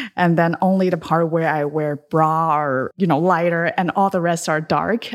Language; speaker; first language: English; early bilingual, other home language; Chinese